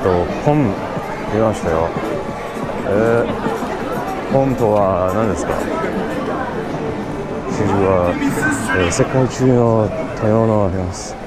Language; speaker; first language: Japanese; non-native, learner; English